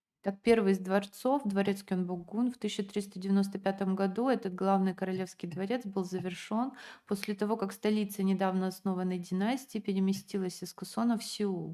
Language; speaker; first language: Russian; native; Russian